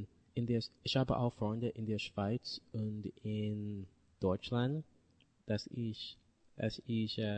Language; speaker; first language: German; non-native, learner; English